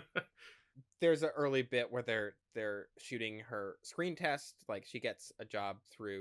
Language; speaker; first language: English; native; English